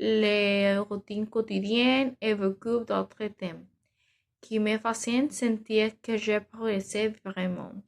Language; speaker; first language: French; non-native, learner; Spanish